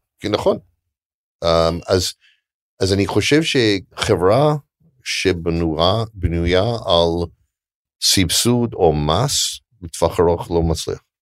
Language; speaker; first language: Hebrew; non-native, fluent; English